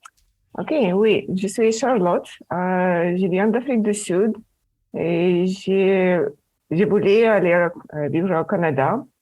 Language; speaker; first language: French; non-native, fluent; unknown